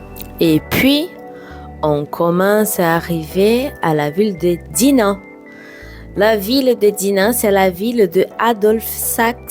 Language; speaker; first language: French; non-native, fluent; Portuguese